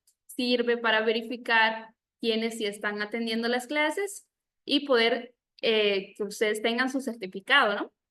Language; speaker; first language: Spanish; native; Spanish